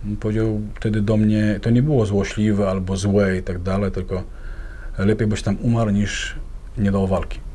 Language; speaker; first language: Polish; non-native, fluent; Chechen